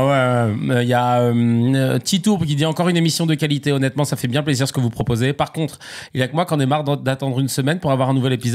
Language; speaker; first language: French; native; French